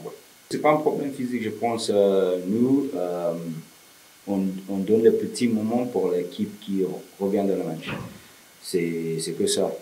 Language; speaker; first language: French; non-native, learner; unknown